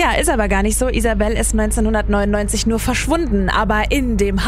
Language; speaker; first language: German; native; German